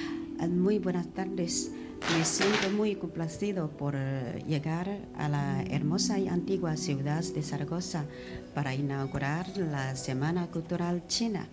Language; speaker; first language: Spanish; non-native, fluent; Chinese